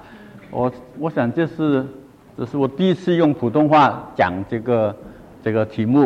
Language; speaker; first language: Chinese; non-native, local second language; Cantonese